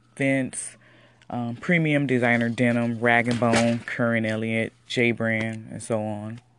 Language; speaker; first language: English; native; English